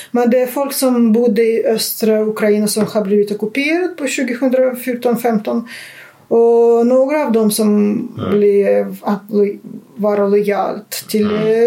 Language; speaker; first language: Swedish; non-native, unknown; Russian